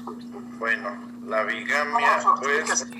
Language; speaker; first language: Spanish; native; Spanish